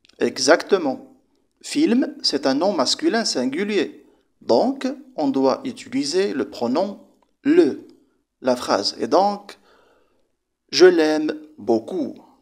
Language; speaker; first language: French; non-native, local second language; Arabic